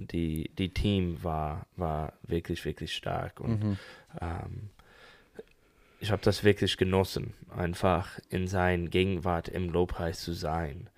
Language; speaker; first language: German; non-native, fluent; English